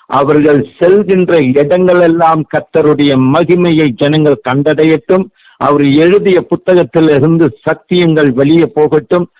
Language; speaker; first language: Tamil; native; Tamil